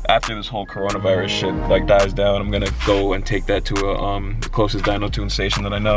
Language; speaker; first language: English; native; English